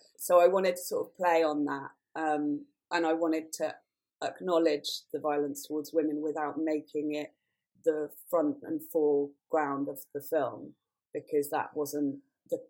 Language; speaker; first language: English; native; English